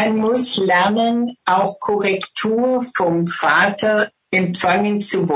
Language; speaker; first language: German; non-native, fluent; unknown